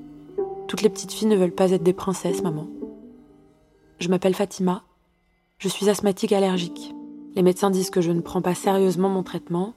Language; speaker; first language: French; early bilingual, other home language; Arabic